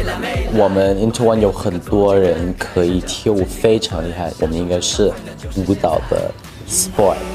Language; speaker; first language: Chinese; early bilingual, heritage; English